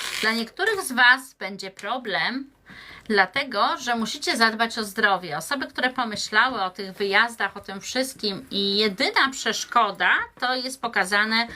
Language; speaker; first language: Polish; native; Polish